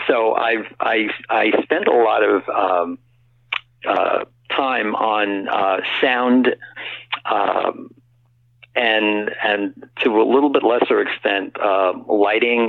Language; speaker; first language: English; native; English